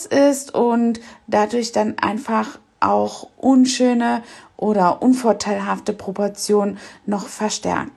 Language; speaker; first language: German; native; German